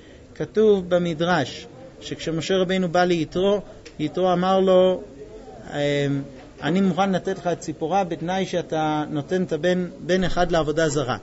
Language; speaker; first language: Hebrew; native; Hebrew